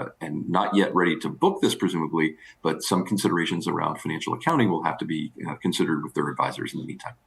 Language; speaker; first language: English; native; English